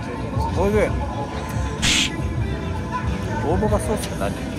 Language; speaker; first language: Japanese; native; Japanese